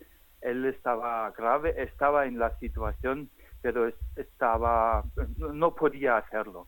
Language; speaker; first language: Spanish; non-native, fluent; German